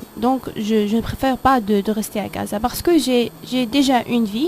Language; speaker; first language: French; non-native, fluent; Arabic